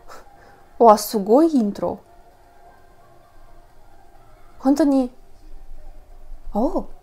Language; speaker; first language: Japanese; non-native, learner; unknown